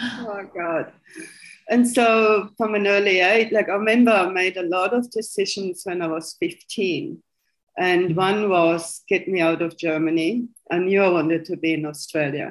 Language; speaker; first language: English; non-native, fluent; German